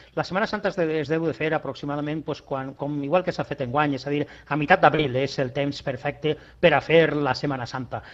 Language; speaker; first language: Catalan; non-native, local second language; Spanish